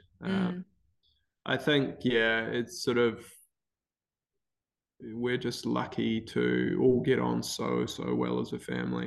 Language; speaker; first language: English; native; English